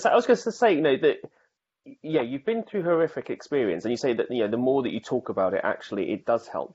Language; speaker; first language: English; native; English